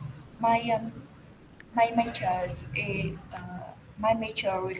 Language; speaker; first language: English; non-native, learner; Vietnamese